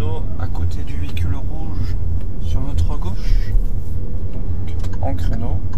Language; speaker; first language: French; native; French